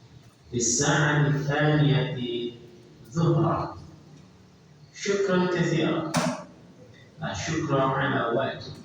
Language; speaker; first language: Arabic; non-native, fluent; Indonesian